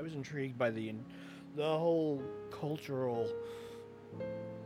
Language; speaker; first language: English; native; English